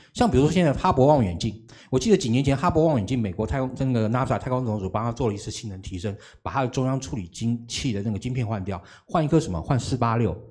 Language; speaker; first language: Chinese; native; Chinese